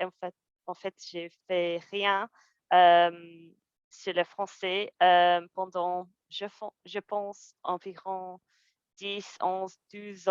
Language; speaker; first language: French; non-native, fluent; English